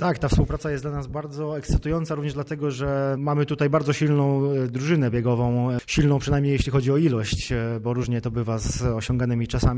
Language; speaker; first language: Polish; native; Polish